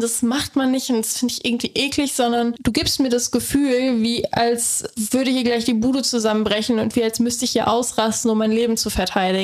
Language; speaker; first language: German; native; German